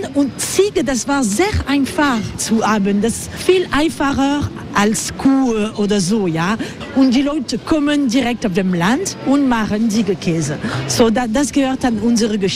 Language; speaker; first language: German; non-native, learner; French